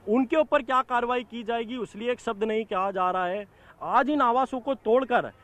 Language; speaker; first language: Hindi; non-native, local second language; Gujarati